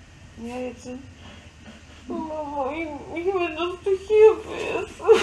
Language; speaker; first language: Korean; non-native, fluent; German